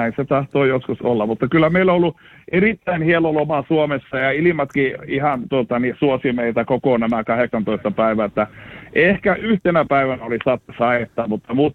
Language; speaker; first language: Finnish; early bilingual, heritage; Finnish